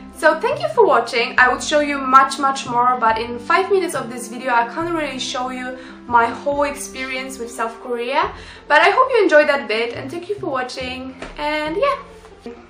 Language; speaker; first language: English; non-native, fluent; Polish